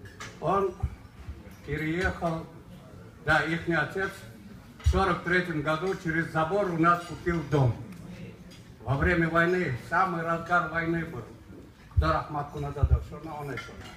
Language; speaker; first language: Russian; non-native, local second language; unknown